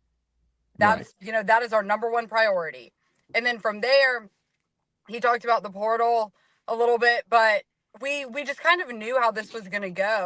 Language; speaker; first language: English; native; English